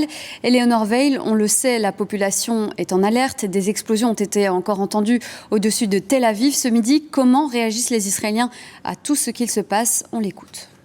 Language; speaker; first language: French; native; French